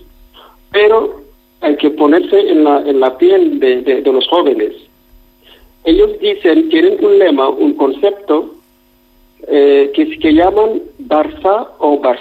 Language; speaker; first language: Spanish; non-native, fluent; Wolof